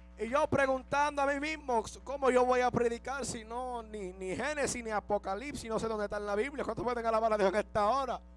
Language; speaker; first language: Spanish; early bilingual, heritage; Spanish